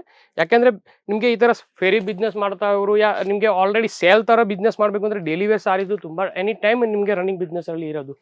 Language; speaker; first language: Kannada; non-native, local second language; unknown